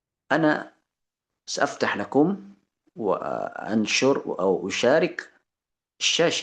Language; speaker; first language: Arabic; non-native, fluent; Indonesian